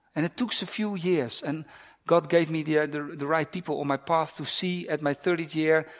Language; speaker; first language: English; non-native, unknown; Dutch